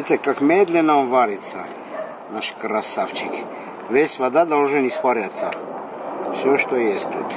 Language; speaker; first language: Russian; non-native, fluent; Armenian